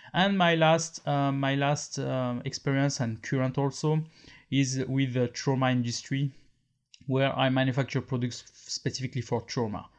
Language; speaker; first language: English; non-native, fluent; French